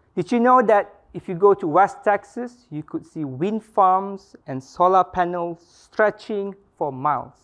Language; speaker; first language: English; non-native, local second language; Malay